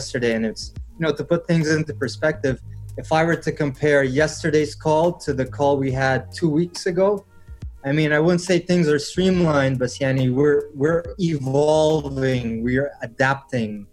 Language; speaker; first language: English; early bilingual, other home language; Arabic